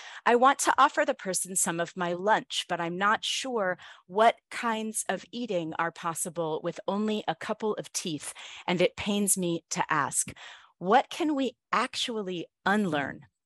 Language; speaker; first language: English; native; English